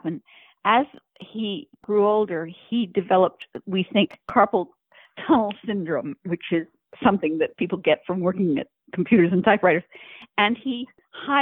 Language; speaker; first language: English; native; English